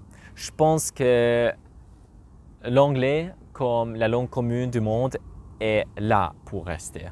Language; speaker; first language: French; non-native, learner; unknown